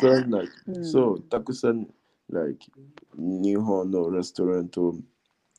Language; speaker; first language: Japanese; non-native, learner; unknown